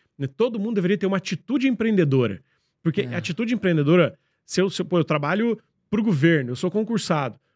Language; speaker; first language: Portuguese; native; Portuguese